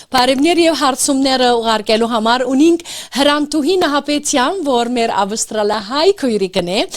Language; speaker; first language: Armenian; early bilingual, heritage; Armenian